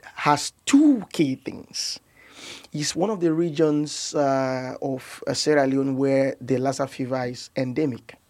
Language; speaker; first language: English; non-native, local second language; Igbo